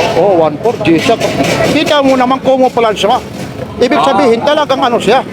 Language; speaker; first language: Filipino; non-native, local second language; Waray